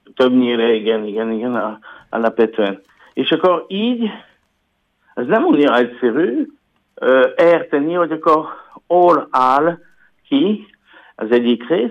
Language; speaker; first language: Hungarian; non-native, learner; French